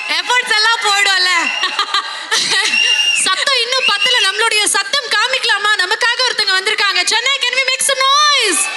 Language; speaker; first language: Tamil; non-native, learner; Kannada